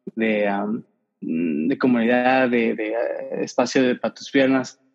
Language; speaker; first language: Spanish; early bilingual, heritage; Spanish